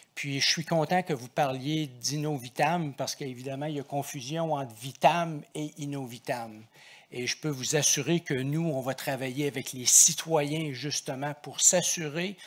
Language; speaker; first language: French; native; French